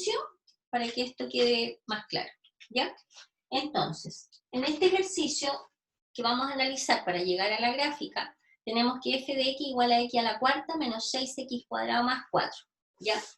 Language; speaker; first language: Spanish; native; Spanish